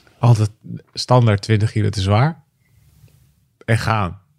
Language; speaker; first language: Dutch; native; Dutch